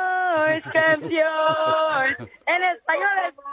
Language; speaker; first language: Spanish; non-native, learner; Portuguese